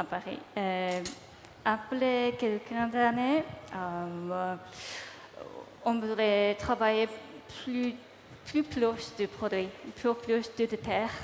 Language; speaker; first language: French; non-native, learner; Japanese